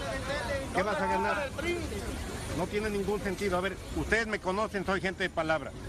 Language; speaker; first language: Spanish; native; Spanish